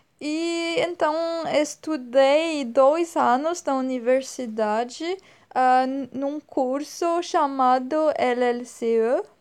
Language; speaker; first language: Portuguese; non-native, fluent; French